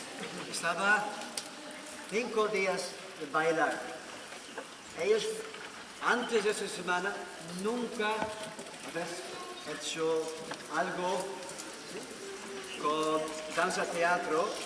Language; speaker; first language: Spanish; non-native, learner; Dutch